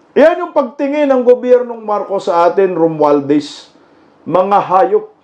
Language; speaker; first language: Filipino; non-native, local second language; Cebuano